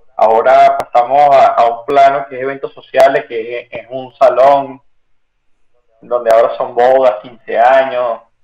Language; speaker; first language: Spanish; native; Spanish